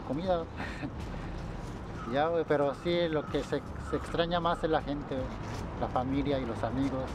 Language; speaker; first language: Spanish; native; Spanish